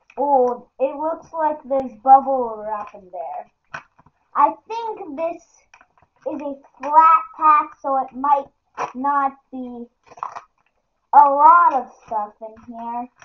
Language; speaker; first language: English; native; English